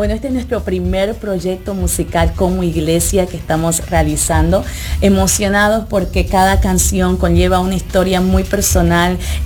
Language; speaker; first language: Spanish; early bilingual, heritage; Spanish